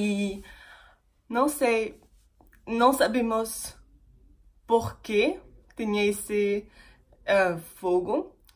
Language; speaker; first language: Portuguese; non-native, fluent; French